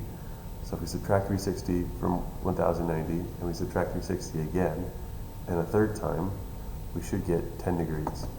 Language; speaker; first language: English; native; English